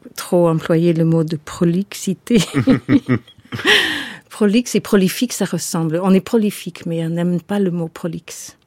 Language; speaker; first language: French; non-native, fluent; English